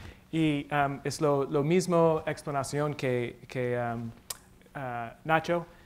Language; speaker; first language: Spanish; non-native, learner; English